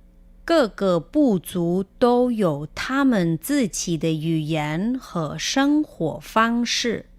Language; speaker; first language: Chinese; non-native, fluent; Spanish